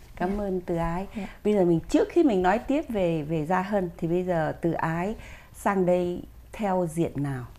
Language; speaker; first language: Vietnamese; native; Vietnamese